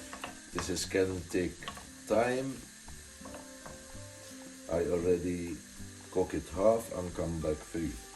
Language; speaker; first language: English; non-native, learner; Arabic